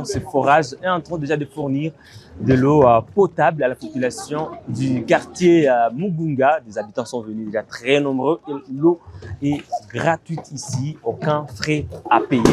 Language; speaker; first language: French; non-native, local second language; Swahili